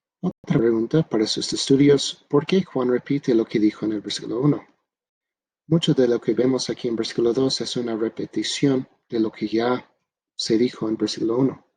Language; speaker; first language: Spanish; non-native, fluent; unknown